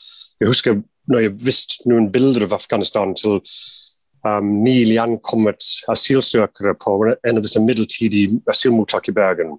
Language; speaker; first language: Norwegian; non-native, fluent; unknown